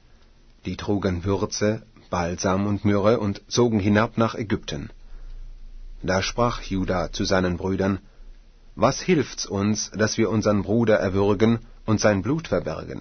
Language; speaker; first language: German; native; German